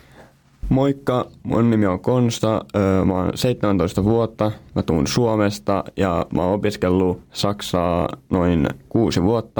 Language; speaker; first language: German; non-native, learner; Finnish